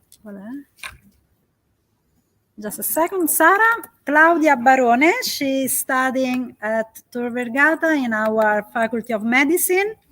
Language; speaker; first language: English; non-native, fluent; Italian